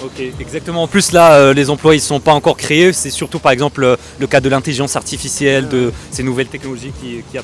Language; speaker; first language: French; native; French